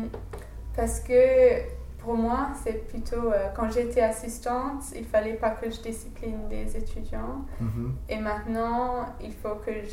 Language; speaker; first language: French; non-native, fluent; English